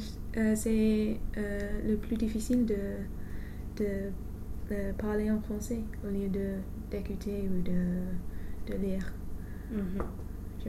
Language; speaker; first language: French; non-native, fluent; English